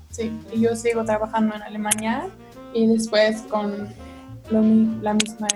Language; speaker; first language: Spanish; non-native, learner; German